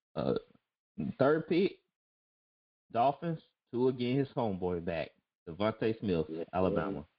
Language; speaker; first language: English; native; English